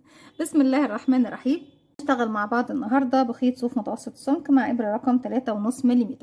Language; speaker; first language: Arabic; native; Arabic